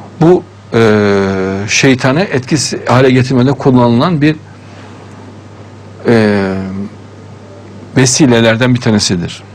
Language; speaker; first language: Turkish; native; Turkish